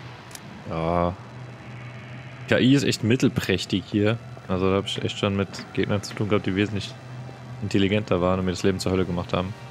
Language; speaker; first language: German; native; German